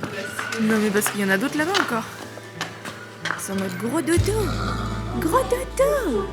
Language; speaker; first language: French; native; French